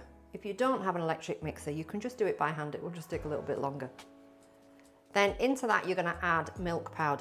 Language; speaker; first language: English; native; English